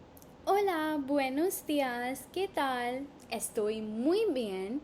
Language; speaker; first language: Spanish; non-native, learner; Hindi